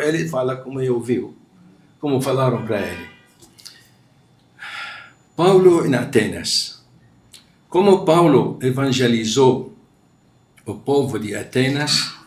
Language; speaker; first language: Portuguese; non-native, fluent; Arabic